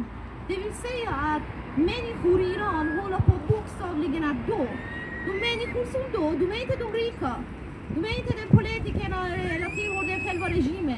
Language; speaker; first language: Swedish; non-native, fluent; Persian